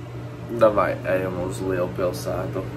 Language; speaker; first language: Latvian; early bilingual, heritage; Latvian